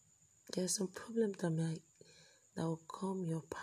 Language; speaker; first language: English; non-native, local second language; Igbo